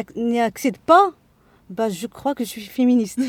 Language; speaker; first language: French; non-native, local second language; Arabic